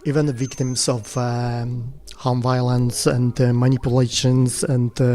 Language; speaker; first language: English; non-native, fluent; Polish